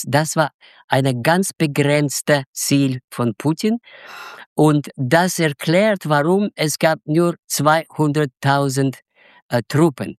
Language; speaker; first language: German; non-native, learner; Russian